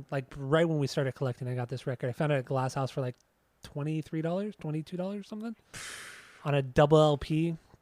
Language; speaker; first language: English; native; English